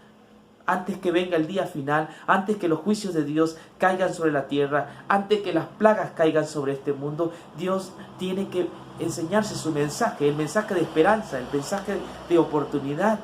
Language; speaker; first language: Spanish; native; Spanish